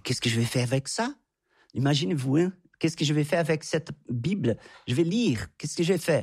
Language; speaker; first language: French; non-native, fluent; Portuguese